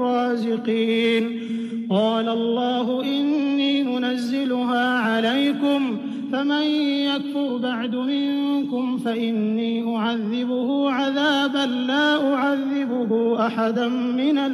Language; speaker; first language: Arabic; native; Arabic